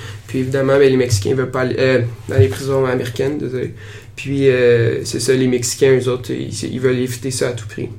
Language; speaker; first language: French; native; French